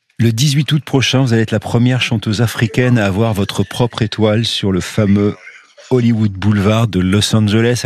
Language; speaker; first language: French; native; French